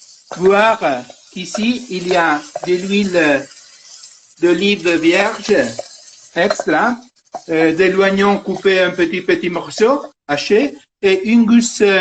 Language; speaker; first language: French; non-native, fluent; Italian